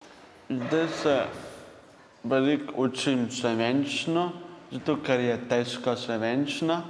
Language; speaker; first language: Slovenian; non-native, local second language; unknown